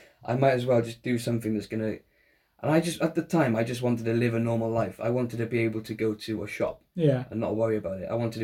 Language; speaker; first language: English; native; English